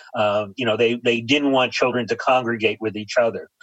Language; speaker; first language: English; native; English